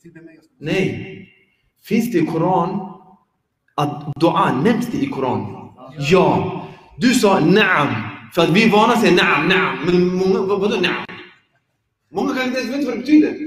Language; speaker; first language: Swedish; early bilingual, other home language; Arabic